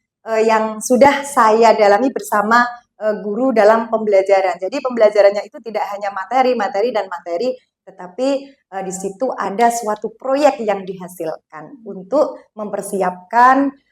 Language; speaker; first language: Indonesian; non-native, local second language; Javanese